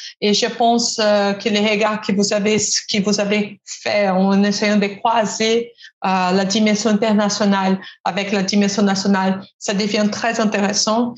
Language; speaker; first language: French; non-native, fluent; Portuguese